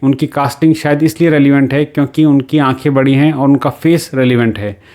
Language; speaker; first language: Hindi; native; Hindi